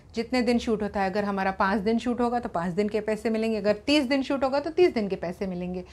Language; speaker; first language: Hindi; native; Hindi